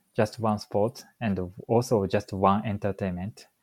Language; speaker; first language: English; non-native, fluent; Japanese